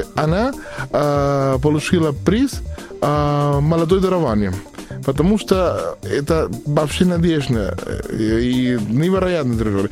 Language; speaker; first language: Russian; non-native, learner; Spanish